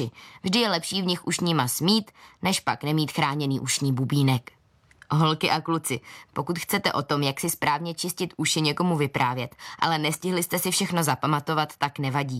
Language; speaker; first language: Czech; native; Czech